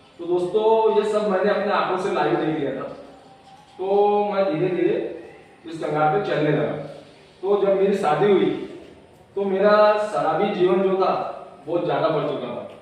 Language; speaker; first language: Hindi; non-native, local second language; Marathi